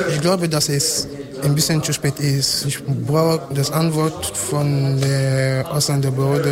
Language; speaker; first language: German; non-native, learner; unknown